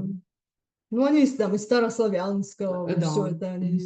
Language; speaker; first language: Russian; non-native, fluent; Bulgarian